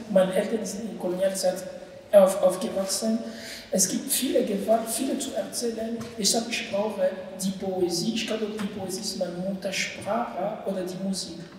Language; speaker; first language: German; non-native, learner; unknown